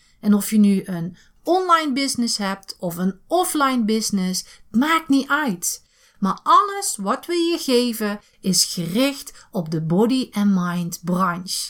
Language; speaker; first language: Dutch; native; Dutch